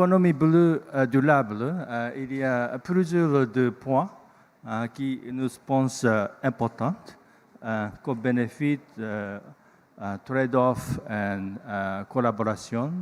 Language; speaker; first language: French; non-native, learner; Japanese